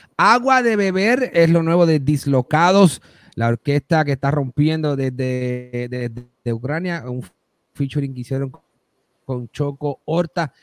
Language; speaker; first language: Spanish; native; Spanish